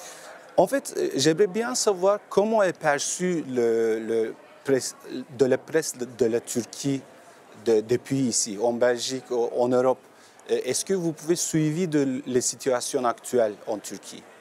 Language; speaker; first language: French; non-native, learner; Turkish